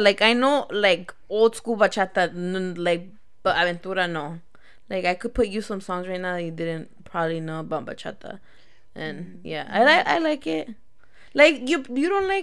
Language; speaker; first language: English; early bilingual, other home language; Spanish